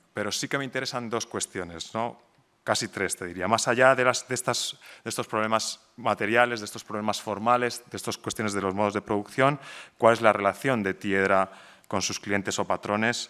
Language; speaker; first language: Spanish; native; Spanish